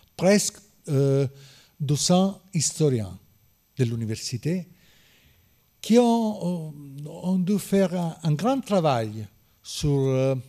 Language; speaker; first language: French; non-native, learner; Italian